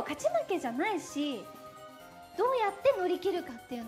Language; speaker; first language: Japanese; native; Japanese